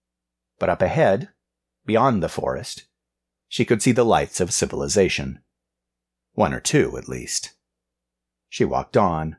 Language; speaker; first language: English; native; English